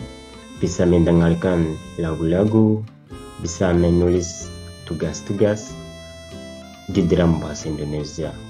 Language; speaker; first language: Indonesian; non-native, learner; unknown